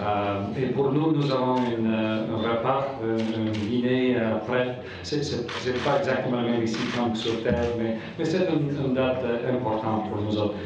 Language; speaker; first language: French; non-native, local second language; English